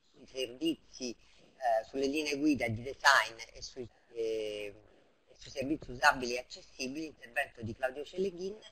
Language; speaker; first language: Italian; native; Italian